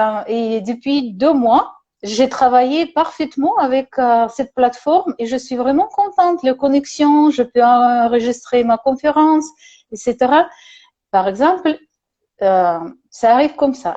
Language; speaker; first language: French; non-native, learner; Russian